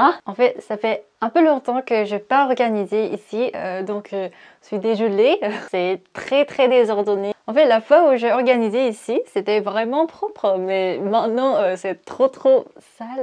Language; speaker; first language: French; non-native, fluent; Korean